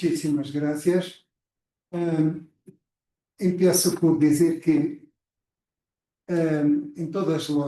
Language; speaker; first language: Spanish; non-native, fluent; Portuguese